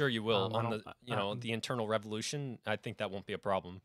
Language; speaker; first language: English; native; English